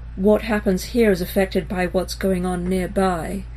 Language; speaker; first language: English; early bilingual, other home language; Hebrew